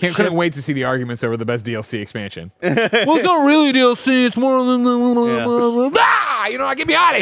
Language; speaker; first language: English; native; English